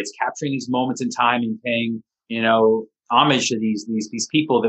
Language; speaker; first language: English; native; English